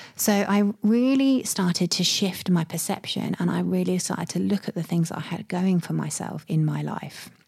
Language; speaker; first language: English; native; English